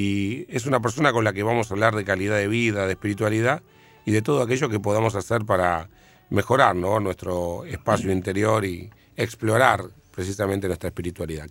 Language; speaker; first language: Spanish; native; Spanish